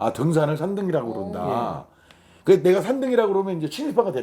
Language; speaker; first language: Korean; native; Korean